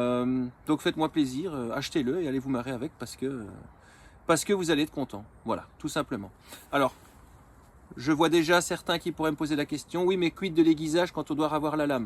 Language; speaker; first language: French; native; French